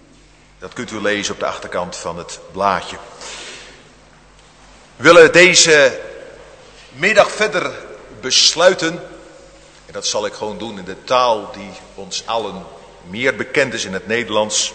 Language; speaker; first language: Dutch; native; Dutch